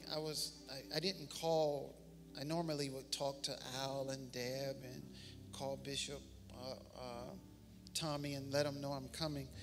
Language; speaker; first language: English; native; English